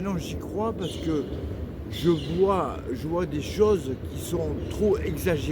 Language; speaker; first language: French; native; French